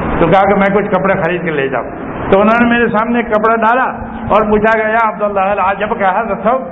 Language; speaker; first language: Urdu; non-native, local second language; Gujarati